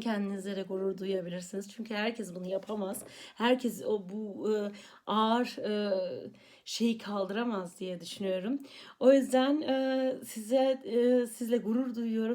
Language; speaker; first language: Turkish; early bilingual, heritage; Turkish